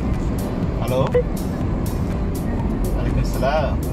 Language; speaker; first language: Arabic; non-native, learner; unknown